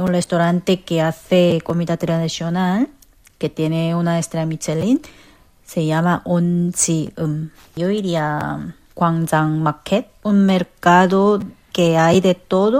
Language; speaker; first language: Spanish; non-native, fluent; Korean